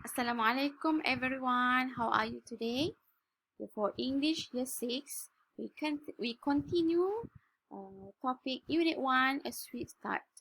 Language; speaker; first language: English; non-native, local second language; Malay